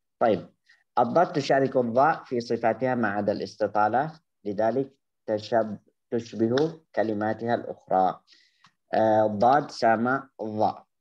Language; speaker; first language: Arabic; non-native, fluent; Indonesian